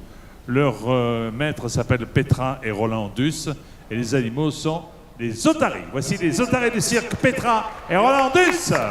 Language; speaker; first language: French; native; French